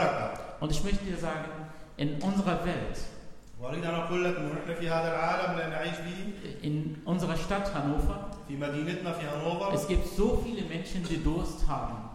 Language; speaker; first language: German; non-native, fluent; Arabic